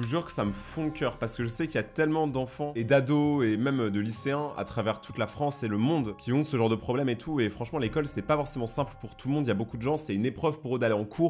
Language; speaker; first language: French; native; French